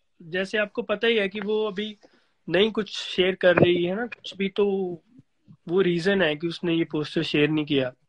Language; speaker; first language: Hindi; non-native, local second language; Punjabi